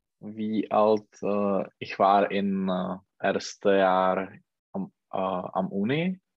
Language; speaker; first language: German; non-native, learner; Czech